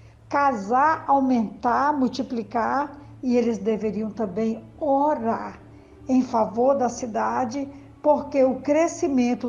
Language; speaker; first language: Portuguese; native; Portuguese